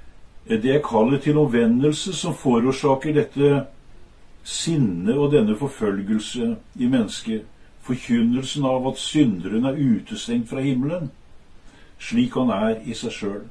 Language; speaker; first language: Norwegian; native; Norwegian